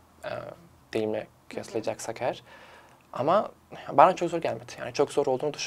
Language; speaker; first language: Turkish; non-native, fluent; Serbian